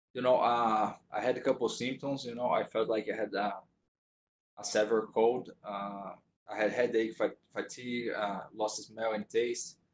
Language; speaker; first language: English; non-native, fluent; Portuguese